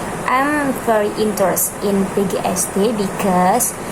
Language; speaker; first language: English; non-native, learner; Indonesian